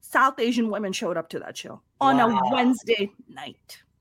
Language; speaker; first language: English; non-native, local second language; Urdu